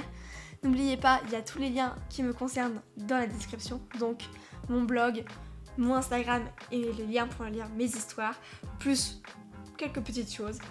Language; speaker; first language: French; native; French